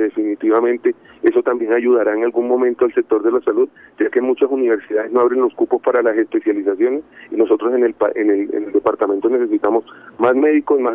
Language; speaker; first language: Spanish; native; Spanish